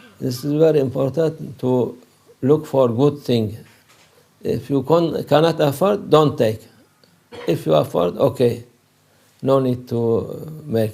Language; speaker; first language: English; non-native, learner; Turkish